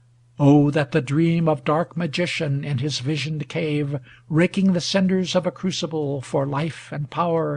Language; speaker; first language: English; native; English